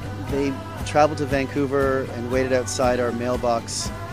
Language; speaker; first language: English; native; English